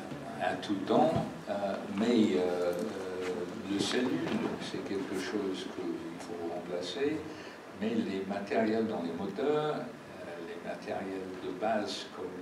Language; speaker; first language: French; non-native, fluent; English